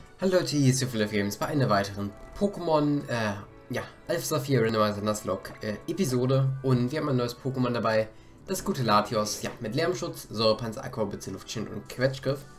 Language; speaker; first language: German; native; German